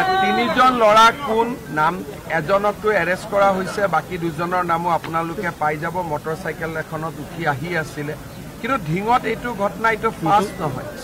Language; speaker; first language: Assamese; native; Assamese